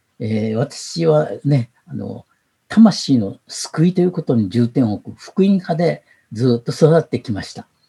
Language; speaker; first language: Japanese; native; Japanese